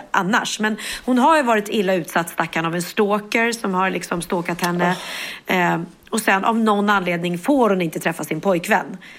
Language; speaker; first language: Swedish; native; Swedish